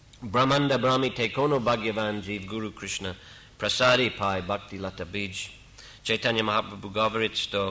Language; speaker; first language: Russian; non-native, fluent; English